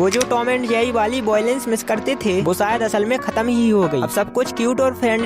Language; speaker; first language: Hindi; native; Hindi